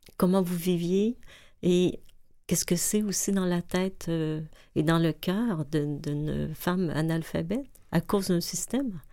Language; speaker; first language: French; native; French